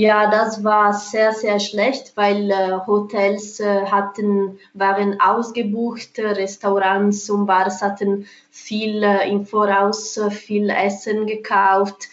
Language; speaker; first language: German; non-native, fluent; Italian